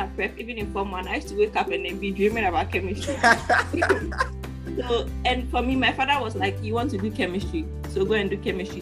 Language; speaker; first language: English; non-native, local second language; Akan